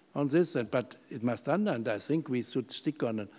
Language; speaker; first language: English; non-native, fluent; German